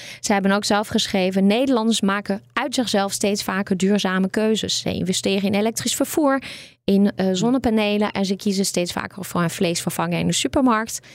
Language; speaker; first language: Dutch; native; Dutch